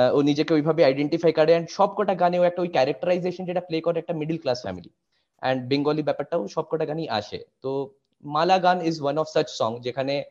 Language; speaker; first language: Bangla; non-native, local second language; Hindi